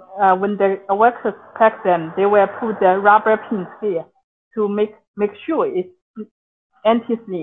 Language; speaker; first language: English; non-native, local second language; Chinese